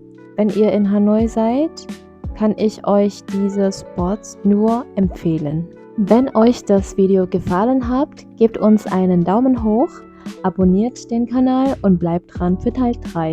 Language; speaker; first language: German; non-native, fluent; Vietnamese